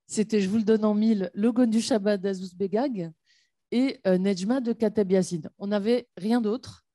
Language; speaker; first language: French; native; French